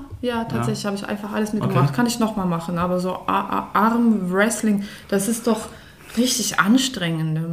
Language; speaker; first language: German; early bilingual, other home language; Russian